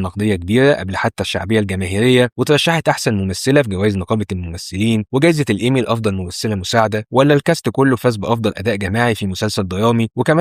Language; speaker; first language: Arabic; native; Arabic